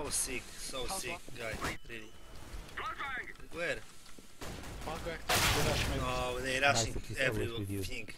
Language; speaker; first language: English; non-native, learner; Polish